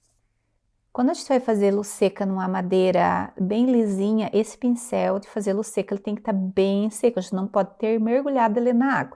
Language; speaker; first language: Portuguese; native; Portuguese